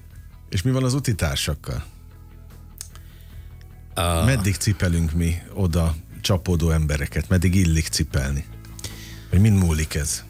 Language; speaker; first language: Hungarian; native; Hungarian